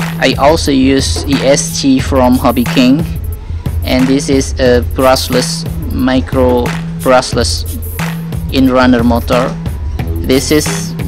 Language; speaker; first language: English; non-native, learner; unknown